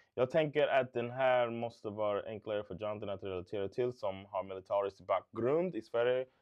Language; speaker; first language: Swedish; non-native, learner; English